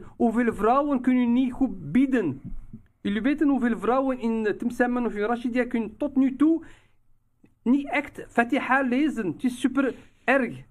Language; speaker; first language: Dutch; non-native, local second language; Riffian